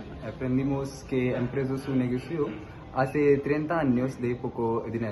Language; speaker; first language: Spanish; non-native, learner; Hindi